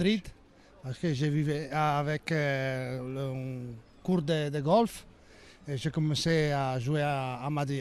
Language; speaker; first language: French; non-native, learner; Italian